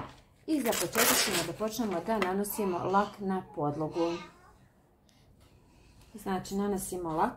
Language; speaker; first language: Croatian; native; Croatian